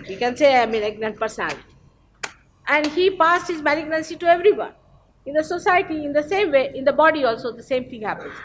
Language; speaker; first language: English; non-native, local second language; Marathi